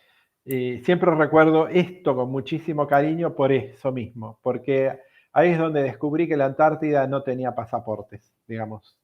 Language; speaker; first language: Spanish; native; Spanish